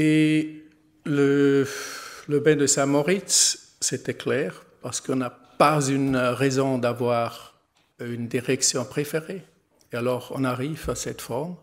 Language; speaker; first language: French; non-native, learner; German